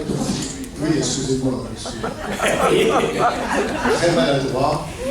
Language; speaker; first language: French; native; French